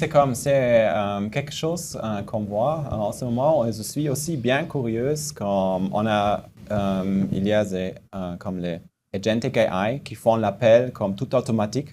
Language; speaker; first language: French; non-native, fluent; German